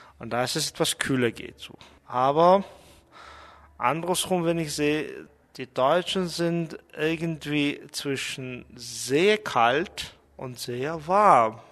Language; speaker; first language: German; non-native, fluent; Mongolian